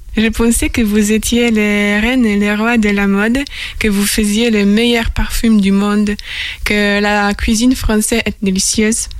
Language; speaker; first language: French; non-native, fluent; Polish